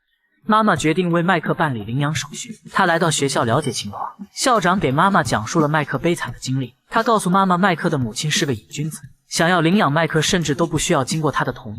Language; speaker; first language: Chinese; native; Chinese